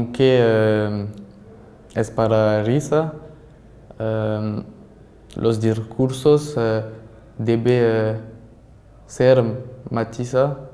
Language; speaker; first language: Spanish; non-native, learner; French